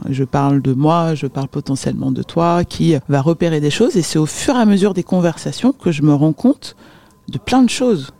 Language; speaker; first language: French; early bilingual, other home language; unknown